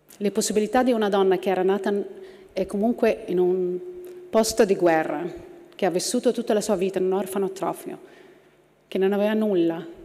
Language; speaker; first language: Italian; non-native, fluent; Arabic